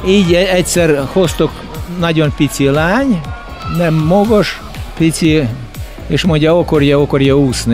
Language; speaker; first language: Hungarian; non-native, learner; Russian